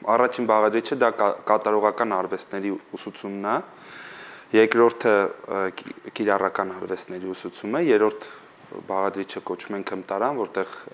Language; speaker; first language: Armenian; native; Armenian